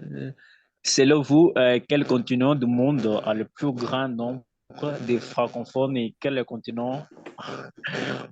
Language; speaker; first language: French; non-native, learner; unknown